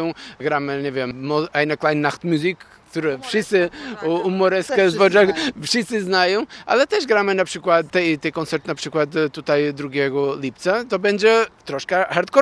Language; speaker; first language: Polish; non-native, learner; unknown